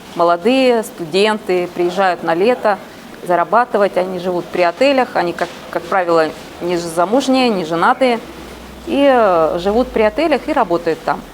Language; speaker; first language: Russian; native; Russian